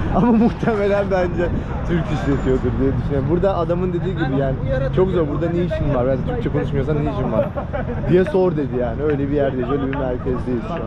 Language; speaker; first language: Turkish; native; Turkish